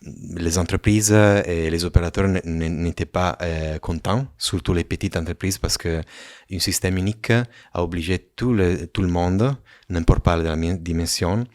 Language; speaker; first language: French; non-native, fluent; Italian